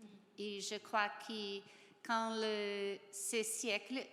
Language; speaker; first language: French; non-native, learner; Portuguese